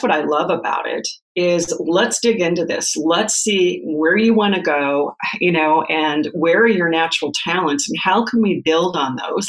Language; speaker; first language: English; native; English